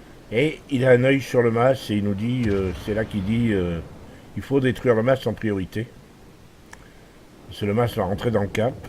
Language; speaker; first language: French; native; French